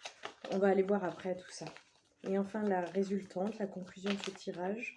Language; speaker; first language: French; native; French